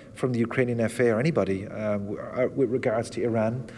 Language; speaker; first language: English; native; English